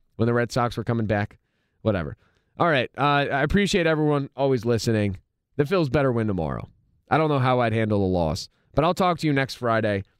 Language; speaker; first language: English; native; English